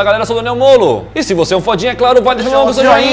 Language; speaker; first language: Portuguese; native; Portuguese